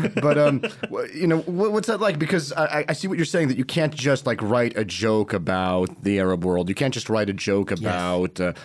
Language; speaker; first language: English; early bilingual, heritage; Arabic